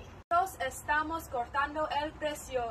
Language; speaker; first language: Spanish; non-native, learner; English